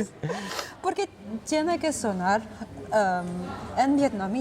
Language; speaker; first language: Spanish; non-native, fluent; French